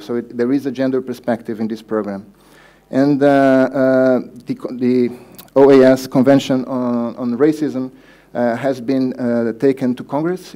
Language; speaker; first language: English; non-native, fluent; Portuguese